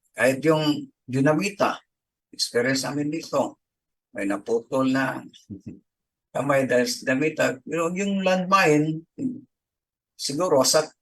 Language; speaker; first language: Filipino; non-native, local second language; Cebuano